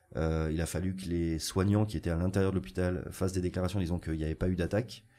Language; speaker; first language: French; native; French